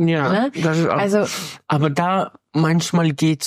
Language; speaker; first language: German; non-native, fluent; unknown